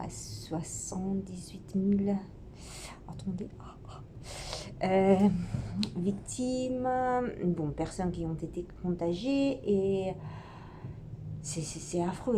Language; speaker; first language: French; non-native, fluent; Italian